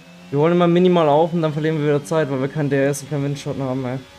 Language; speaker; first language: German; native; German